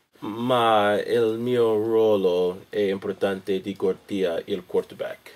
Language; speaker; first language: Italian; non-native, learner; English